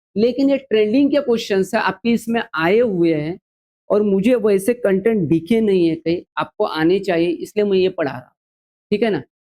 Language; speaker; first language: Hindi; non-native, local second language; Marathi